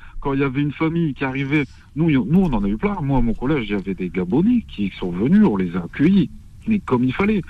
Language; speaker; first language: French; early bilingual, other home language; Arabic